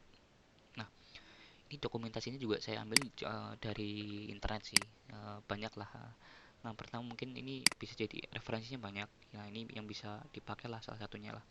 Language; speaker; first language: Indonesian; native; Indonesian